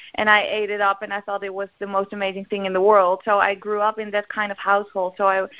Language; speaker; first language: English; non-native, fluent; Dutch